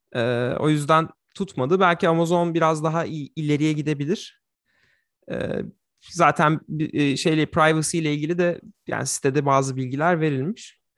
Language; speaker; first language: Turkish; native; Turkish